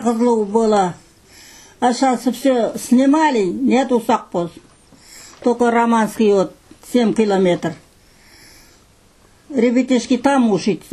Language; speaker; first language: Russian; non-native, local second language; Kazakh